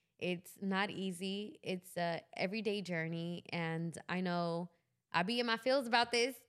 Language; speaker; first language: English; early bilingual, other home language; Spanish